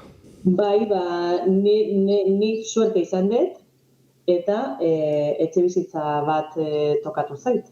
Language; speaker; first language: Basque; non-native, local second language; Spanish